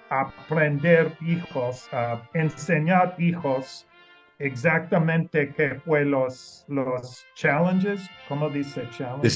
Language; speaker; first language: Spanish; non-native, learner; English